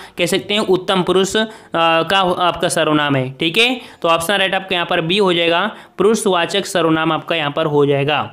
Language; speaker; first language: Hindi; native; Hindi